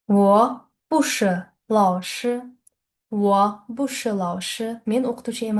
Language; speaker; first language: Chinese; non-native, fluent; Uzbek